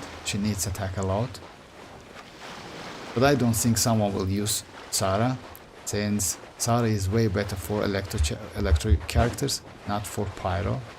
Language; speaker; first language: English; non-native, fluent; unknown